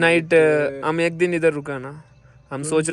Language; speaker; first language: Hindi; non-native, local second language; Malayalam